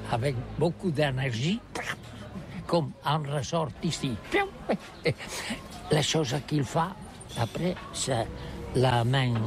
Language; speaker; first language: French; non-native, learner; Catalan